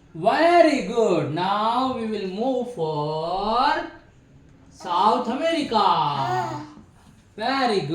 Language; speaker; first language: English; non-native, local second language; Gujarati